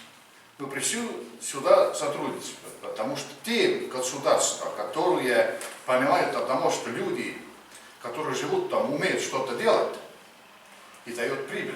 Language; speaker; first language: Russian; non-native, fluent; Estonian